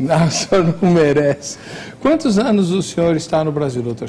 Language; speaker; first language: Portuguese; native; Portuguese